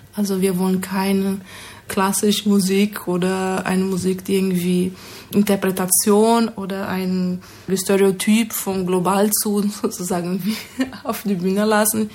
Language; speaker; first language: German; non-native, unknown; Portuguese